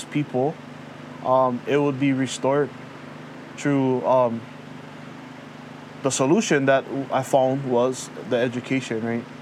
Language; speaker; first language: English; early bilingual, other home language; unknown